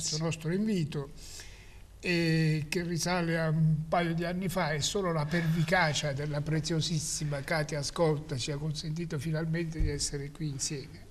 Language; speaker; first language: Italian; native; Italian